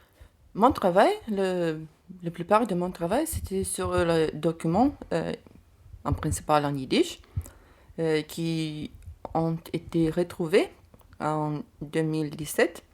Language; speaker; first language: French; non-native, learner; Lithuanian